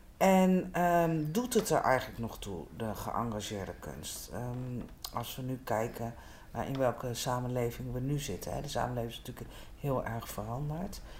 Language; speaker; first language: Dutch; native; Dutch